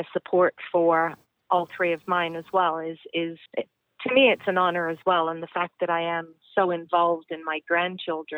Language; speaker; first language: English; native; English